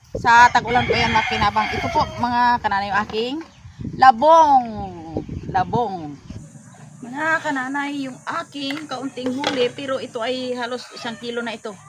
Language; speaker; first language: Filipino; non-native, local second language; Hiligaynon